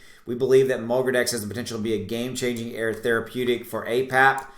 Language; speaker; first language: English; native; English